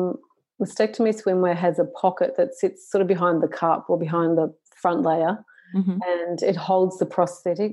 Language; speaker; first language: English; native; English